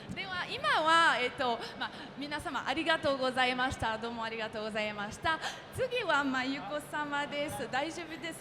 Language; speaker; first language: Japanese; non-native, fluent; French